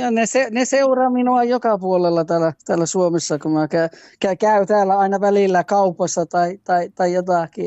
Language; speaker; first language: Finnish; early bilingual, heritage; Finnish